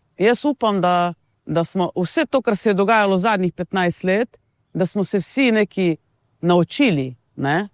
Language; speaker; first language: Slovenian; non-native, local second language; Romany